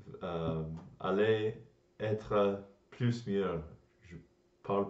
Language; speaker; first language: French; non-native, learner; English